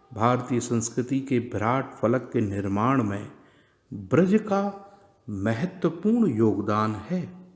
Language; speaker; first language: Hindi; native; Hindi